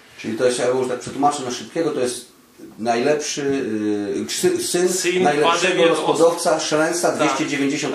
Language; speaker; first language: Polish; native; Polish